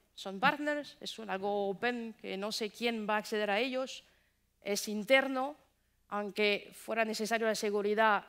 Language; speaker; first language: Spanish; non-native, fluent; French